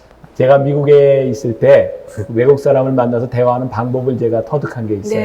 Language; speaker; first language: Korean; native; Korean